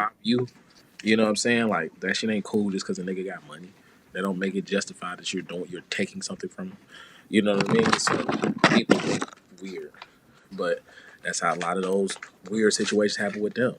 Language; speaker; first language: English; native; English